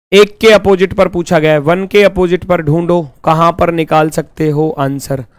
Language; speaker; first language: Hindi; native; Hindi